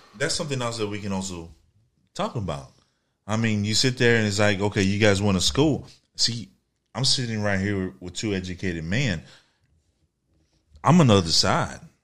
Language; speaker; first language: English; early bilingual, other home language; Spanish